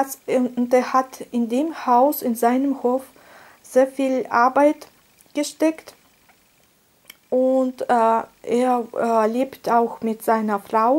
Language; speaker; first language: German; non-native, fluent; Russian